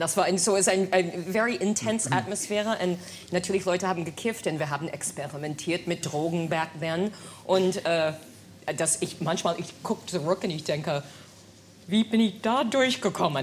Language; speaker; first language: German; non-native, fluent; English